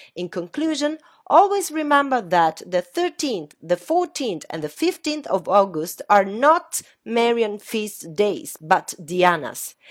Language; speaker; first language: English; non-native, fluent; Italian